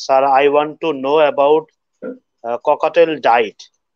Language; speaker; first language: English; non-native, local second language; Bangla